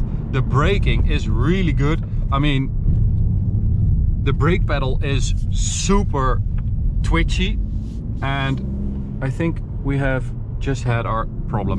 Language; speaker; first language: English; non-native, fluent; Dutch